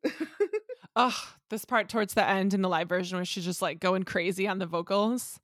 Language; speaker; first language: English; native; English